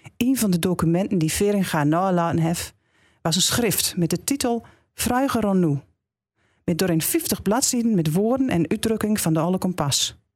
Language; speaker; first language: Dutch; native; Dutch